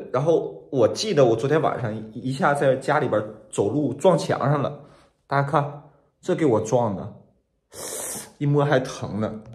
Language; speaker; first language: Chinese; native; Chinese